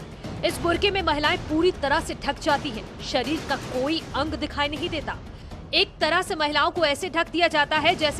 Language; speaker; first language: Hindi; native; Hindi